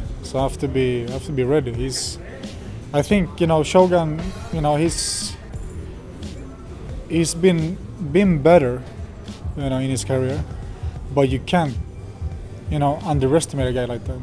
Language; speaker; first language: English; non-native, fluent; Swedish